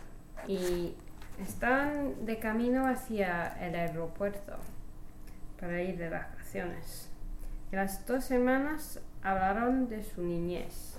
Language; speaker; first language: Spanish; non-native, learner; English